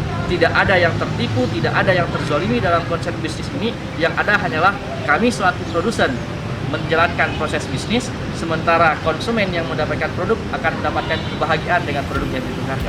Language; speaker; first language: Indonesian; native; Indonesian